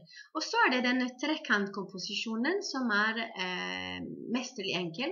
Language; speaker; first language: Norwegian; non-native, fluent; Italian